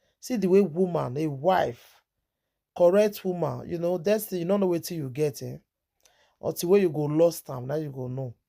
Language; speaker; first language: Nigerian Pidgin; native; Nigerian Pidgin